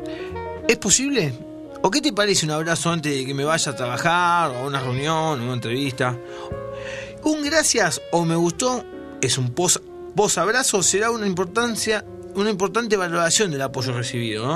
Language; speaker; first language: Spanish; native; Spanish